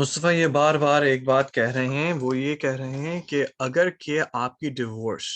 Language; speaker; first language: Urdu; native; Urdu